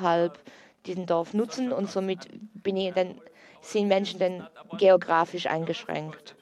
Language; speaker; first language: German; non-native, learner; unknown